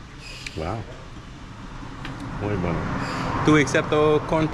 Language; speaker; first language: Spanish; non-native, learner; English